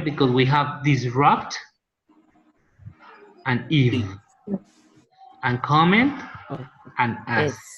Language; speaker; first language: English; non-native, fluent; Spanish